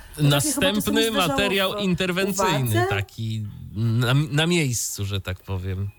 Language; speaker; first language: Polish; native; Polish